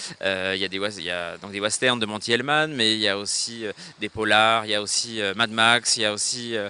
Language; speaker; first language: French; native; French